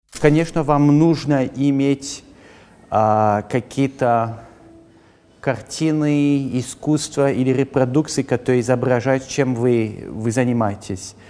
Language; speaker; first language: Russian; early bilingual, heritage; Russian